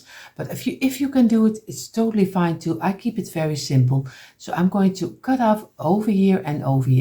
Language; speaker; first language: English; non-native, fluent; Dutch